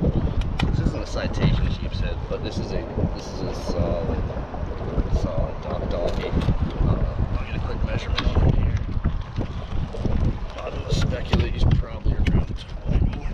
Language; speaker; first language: English; native; English